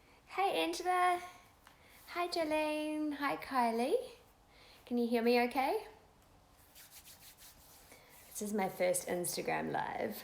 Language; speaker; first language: English; native; English